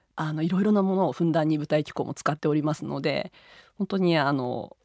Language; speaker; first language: Japanese; native; Japanese